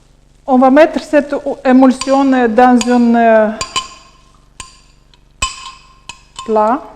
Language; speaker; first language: French; non-native, learner; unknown